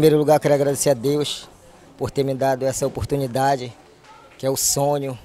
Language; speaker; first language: Portuguese; native; Portuguese